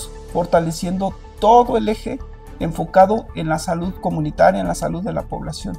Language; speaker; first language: Spanish; native; Spanish